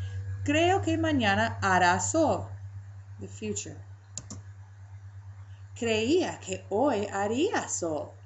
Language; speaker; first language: Spanish; non-native, fluent; English